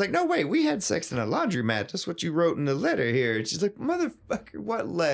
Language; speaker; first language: English; native; English